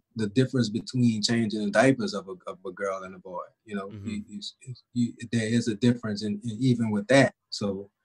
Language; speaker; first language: English; native; English